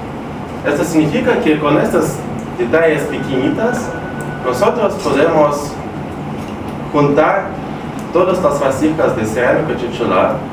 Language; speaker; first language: Spanish; non-native, fluent; Russian